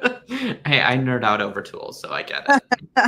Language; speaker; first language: English; native; English